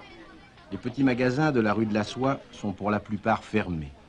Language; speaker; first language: French; native; French